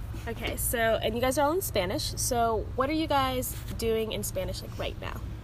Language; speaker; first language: English; native; English